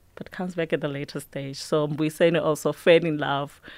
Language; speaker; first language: English; non-native, local second language; Tswana